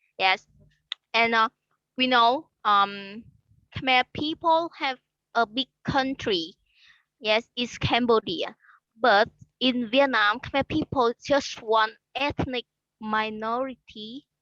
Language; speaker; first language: English; non-native, learner; Khmer